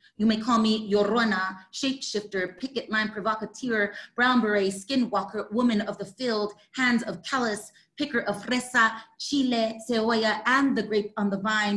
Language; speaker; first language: English; native; English